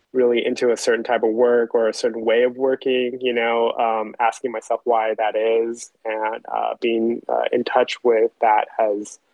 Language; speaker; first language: English; early bilingual, other home language; Chinese